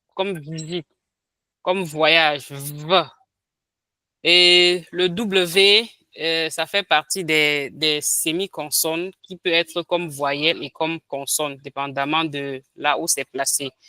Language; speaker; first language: French; non-native, local second language; Ghomala